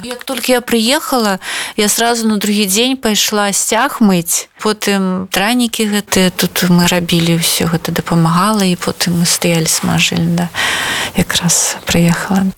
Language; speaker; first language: Belarusian; non-native, local second language; Russian